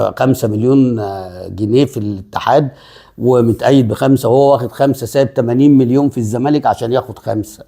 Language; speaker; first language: Arabic; native; Arabic